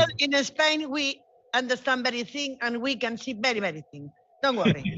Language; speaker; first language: English; non-native, learner; Spanish